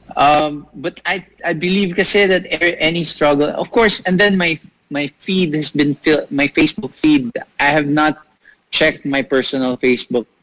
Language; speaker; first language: English; non-native, local second language; Filipino